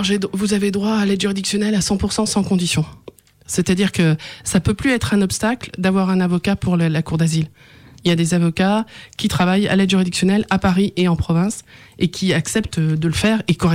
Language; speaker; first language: French; native; French